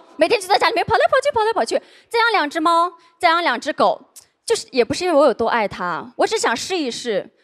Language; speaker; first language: Chinese; non-native, local second language; Uyghur